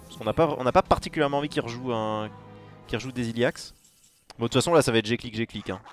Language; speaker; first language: French; native; French